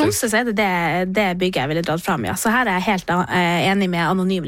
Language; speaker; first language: Norwegian; native; Norwegian